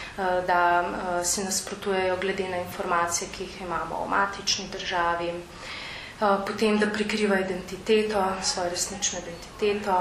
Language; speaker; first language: Slovenian; native; Slovenian